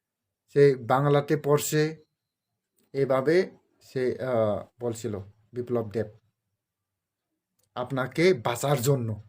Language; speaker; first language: Bangla; non-native, local second language; Kok Borok